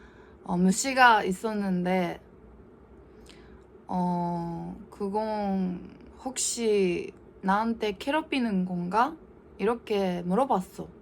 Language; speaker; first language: Korean; non-native, learner; Japanese